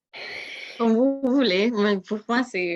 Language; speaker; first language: French; non-native, learner; Spanish